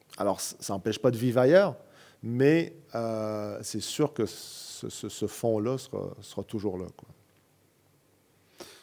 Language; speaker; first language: French; native; French